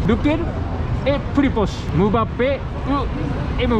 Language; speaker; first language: French; non-native, learner; Japanese